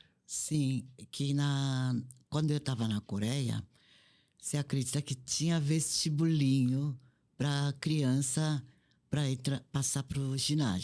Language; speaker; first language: Portuguese; non-native, fluent; Korean